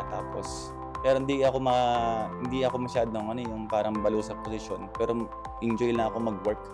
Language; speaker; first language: Filipino; native; Filipino